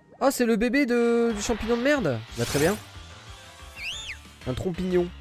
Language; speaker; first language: French; native; French